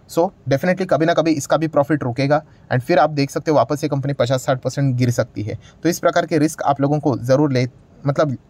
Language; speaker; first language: Hindi; native; Hindi